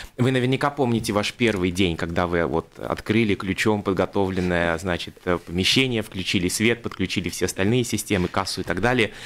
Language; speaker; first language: Russian; native; Russian